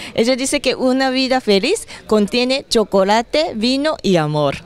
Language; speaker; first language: Spanish; non-native, fluent; Japanese